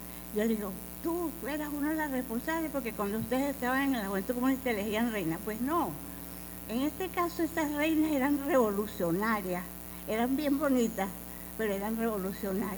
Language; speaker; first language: Spanish; native; Spanish